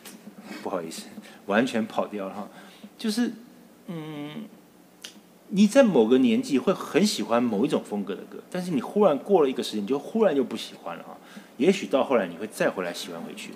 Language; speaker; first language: Chinese; native; Chinese